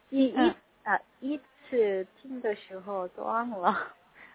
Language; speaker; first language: Chinese; non-native, learner; Korean